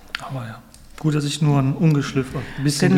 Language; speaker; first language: German; native; German